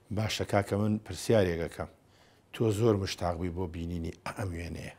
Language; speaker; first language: Central Kurdish; native; Central Kurdish